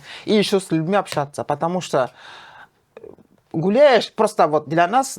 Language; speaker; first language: Russian; non-native, fluent; French